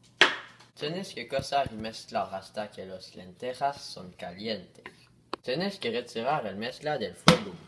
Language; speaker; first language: Spanish; non-native, learner; French